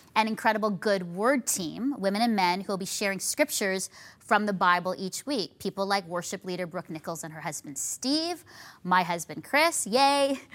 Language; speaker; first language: English; native; English